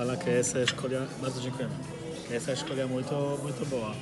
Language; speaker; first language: Portuguese; non-native, learner; Polish